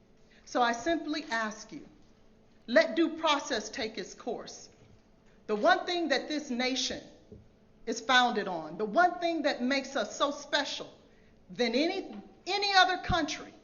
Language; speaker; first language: English; native; English